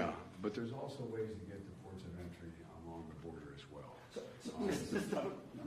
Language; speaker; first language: English; native; English